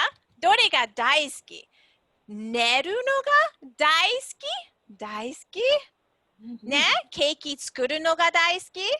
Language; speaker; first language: Japanese; non-native, fluent; English